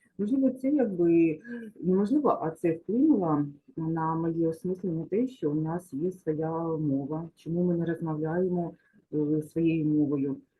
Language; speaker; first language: Ukrainian; non-native, local second language; Russian